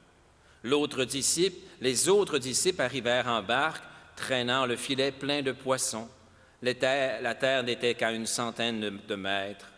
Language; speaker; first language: French; native; French